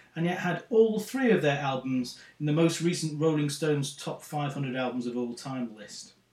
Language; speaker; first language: English; native; English